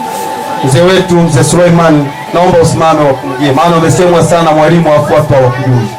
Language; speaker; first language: Swahili; native; Swahili